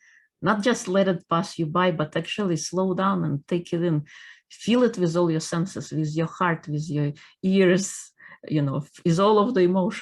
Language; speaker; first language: English; non-native, fluent; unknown